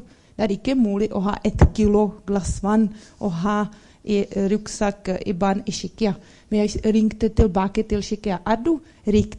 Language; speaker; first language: Norwegian; non-native, learner; Czech